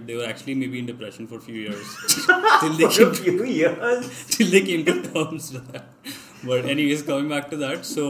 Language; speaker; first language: English; non-native, local second language; Hindi